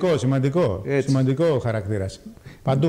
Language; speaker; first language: Greek; native; Greek